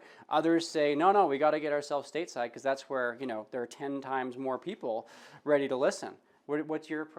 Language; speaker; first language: English; native; English